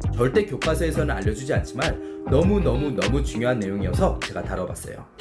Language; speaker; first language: Korean; native; Korean